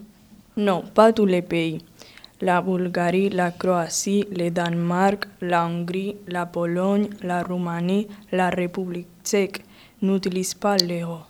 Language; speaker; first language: French; non-native, local second language; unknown